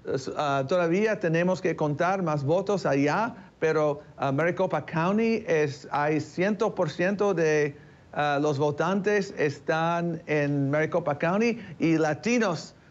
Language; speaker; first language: Spanish; early bilingual, heritage; English